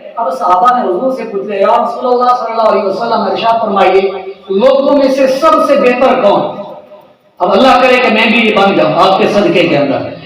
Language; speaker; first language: Urdu; non-native, local second language; Punjabi